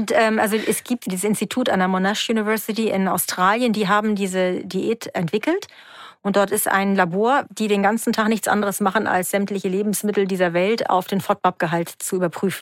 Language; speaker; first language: German; native; German